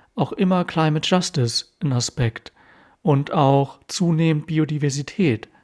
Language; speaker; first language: German; native; German